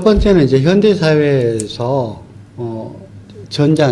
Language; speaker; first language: Korean; native; Korean